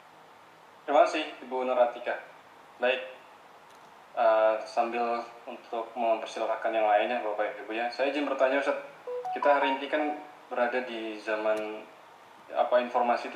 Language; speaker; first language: Malay; native; Malay